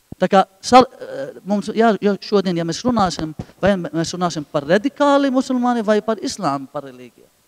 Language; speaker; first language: Latvian; non-native, fluent; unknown